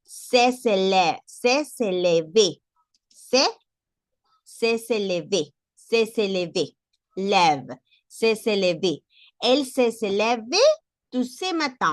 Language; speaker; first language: French; non-native, learner; Spanish